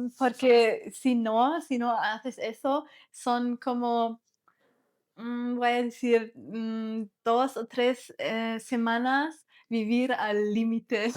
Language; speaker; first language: Spanish; non-native, learner; German